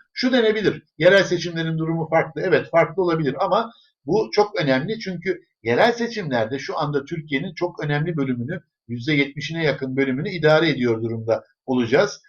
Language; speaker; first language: Turkish; early bilingual, other home language; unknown